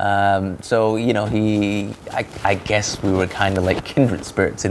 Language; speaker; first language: English; non-native, local second language; Malay